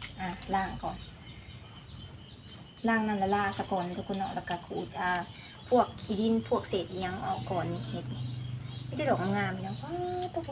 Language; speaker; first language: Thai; non-native, local second language; Lao